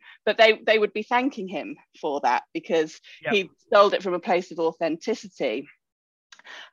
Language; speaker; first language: English; native; English